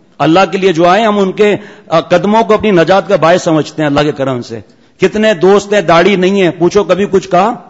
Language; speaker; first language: Urdu; non-native, local second language; Memoni